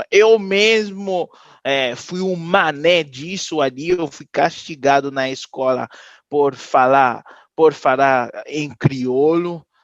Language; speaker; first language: Portuguese; non-native, fluent; Haitian Creole